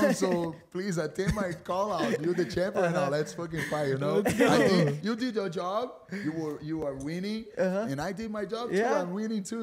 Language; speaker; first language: English; non-native, fluent; Portuguese